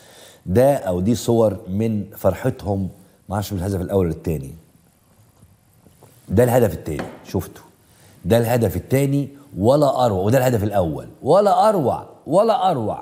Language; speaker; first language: Arabic; native; Arabic